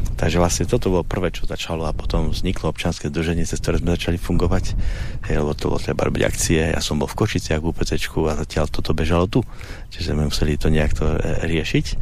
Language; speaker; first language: Slovak; native; Slovak